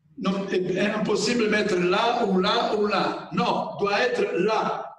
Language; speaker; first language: French; non-native, fluent; Italian